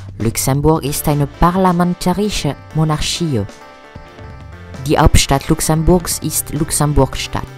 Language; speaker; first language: German; non-native, learner; French